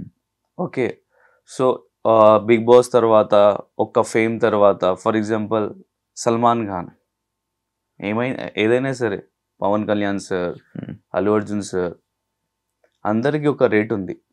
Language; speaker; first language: Telugu; non-native, learner; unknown